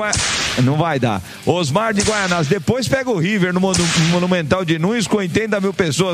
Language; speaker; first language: Portuguese; native; Portuguese